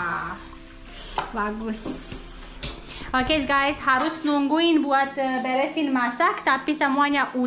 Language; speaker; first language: Indonesian; non-native, learner; Serbian